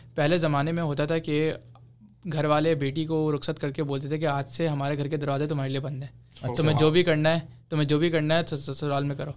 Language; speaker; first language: Urdu; early bilingual, heritage; Urdu